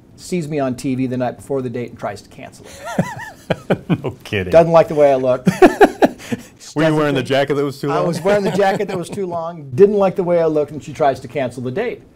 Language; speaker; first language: English; native; English